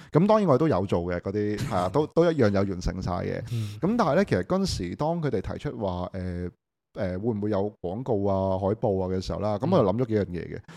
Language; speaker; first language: Cantonese; native; Cantonese